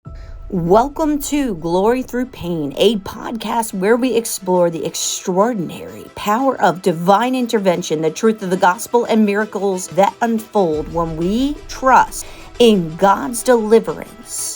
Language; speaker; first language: English; native; English